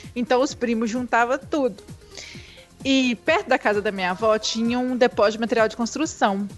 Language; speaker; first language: Portuguese; native; Portuguese